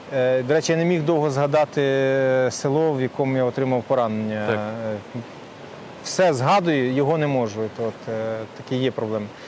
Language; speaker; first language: Ukrainian; native; Ukrainian